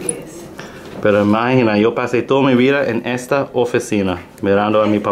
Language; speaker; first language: Spanish; non-native, learner; English